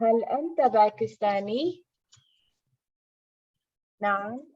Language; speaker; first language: Arabic; non-native, learner; Urdu